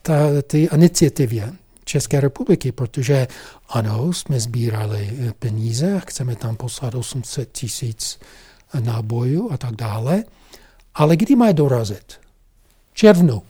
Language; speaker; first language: Czech; non-native, fluent; English